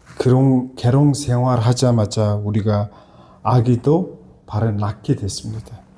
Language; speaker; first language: Korean; non-native, fluent; Mongolian